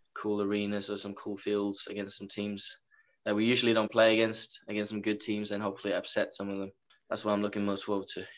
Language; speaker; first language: English; non-native, fluent; Norwegian